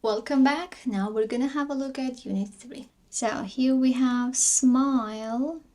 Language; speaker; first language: English; non-native, fluent; Armenian